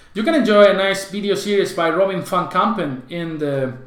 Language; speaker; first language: English; non-native, fluent; Spanish